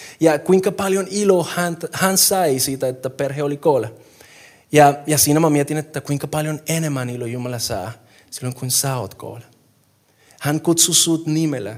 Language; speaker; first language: Finnish; non-native, fluent; Spanish